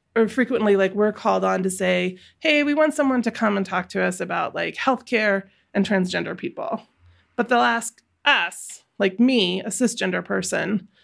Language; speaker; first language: English; native; English